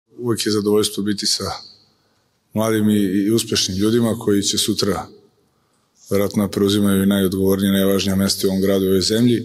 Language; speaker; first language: Serbian; native; Serbian